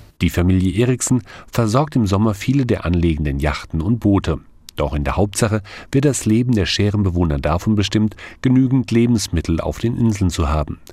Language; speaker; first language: German; native; German